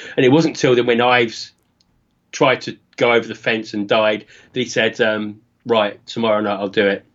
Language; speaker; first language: English; native; English